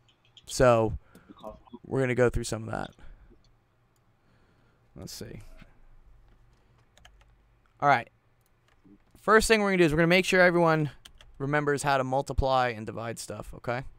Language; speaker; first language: English; native; English